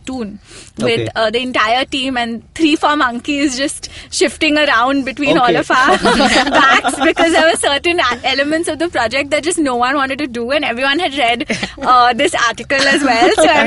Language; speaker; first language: English; non-native, local second language; Hindi